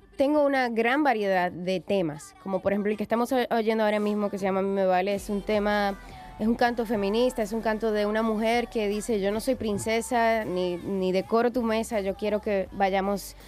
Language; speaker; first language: Spanish; native; Spanish